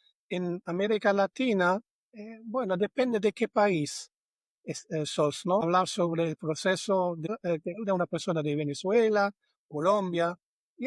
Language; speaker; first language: Spanish; non-native, fluent; German